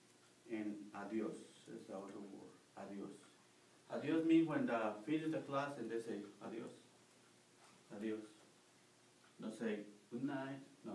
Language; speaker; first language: English; non-native, learner; Spanish